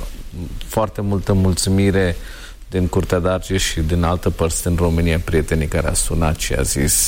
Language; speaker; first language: Romanian; non-native, learner; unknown